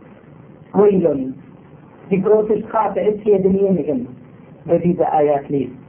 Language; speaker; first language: German; non-native, fluent; Arabic